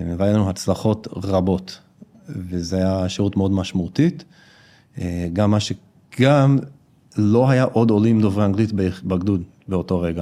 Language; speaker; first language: Hebrew; non-native, fluent; English